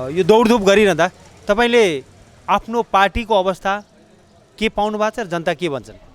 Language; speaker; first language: Nepali; native; Nepali